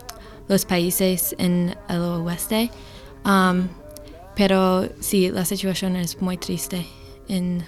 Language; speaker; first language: Spanish; non-native, learner; English